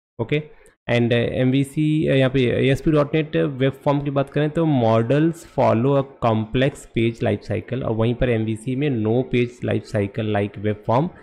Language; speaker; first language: Hindi; native; Hindi